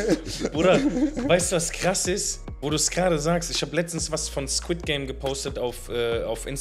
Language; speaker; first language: German; native; German